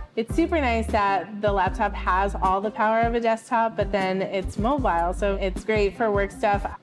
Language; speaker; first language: English; native; English